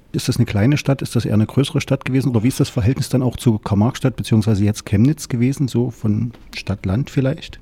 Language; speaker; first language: German; native; German